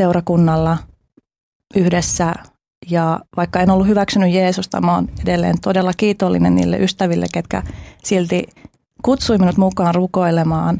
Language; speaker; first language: Finnish; early bilingual, other home language; Albanian